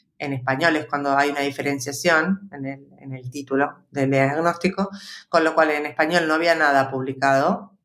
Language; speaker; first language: Spanish; native; Spanish